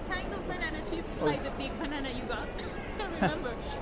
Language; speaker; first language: English; non-native, fluent; Spanish